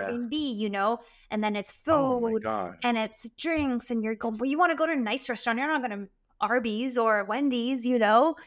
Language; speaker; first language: English; early bilingual, other home language; Arabic